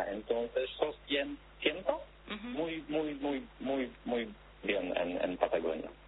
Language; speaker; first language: Spanish; non-native, fluent; Polish